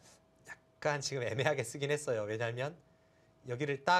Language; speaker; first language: Korean; native; Korean